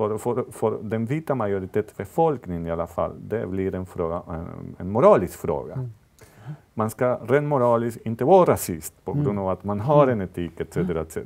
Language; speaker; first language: Swedish; non-native, fluent; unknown